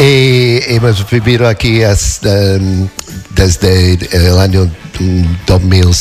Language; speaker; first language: Spanish; non-native, fluent; English